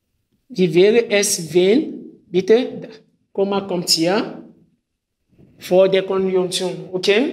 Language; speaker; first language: German; non-native, fluent; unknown